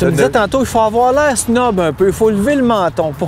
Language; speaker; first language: French; native; French